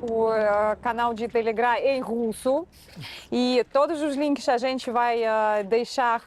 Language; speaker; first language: Portuguese; non-native, fluent; Russian